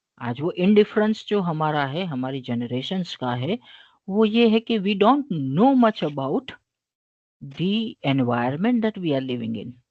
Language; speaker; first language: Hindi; non-native, local second language; Gujarati